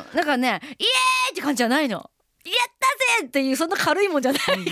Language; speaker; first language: Japanese; native; Japanese